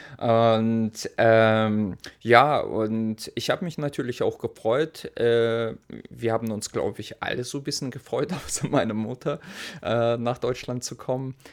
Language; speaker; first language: German; non-native, fluent; Russian